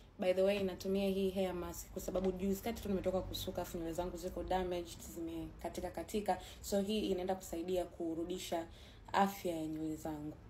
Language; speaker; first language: Swahili; native; Swahili